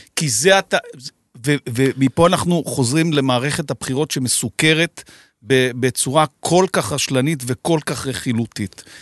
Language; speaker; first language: Hebrew; native; Hebrew